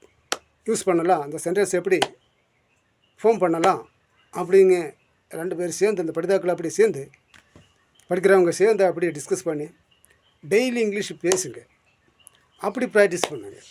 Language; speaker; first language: Tamil; non-native, local second language; Malayalam